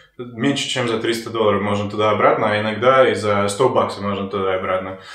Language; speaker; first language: Russian; non-native, fluent; English